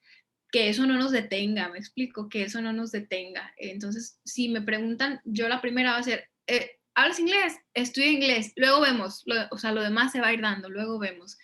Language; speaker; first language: Spanish; native; Spanish